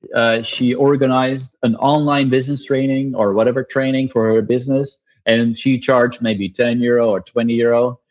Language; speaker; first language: English; non-native, fluent; Dutch